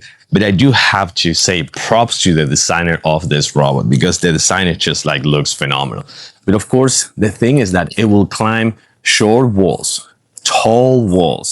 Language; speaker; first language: English; non-native, fluent; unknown